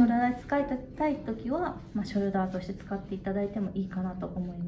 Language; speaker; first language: Japanese; native; Japanese